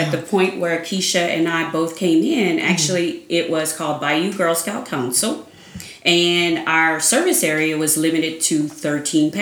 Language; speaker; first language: English; native; English